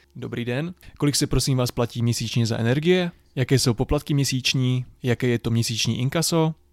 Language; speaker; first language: Czech; native; Czech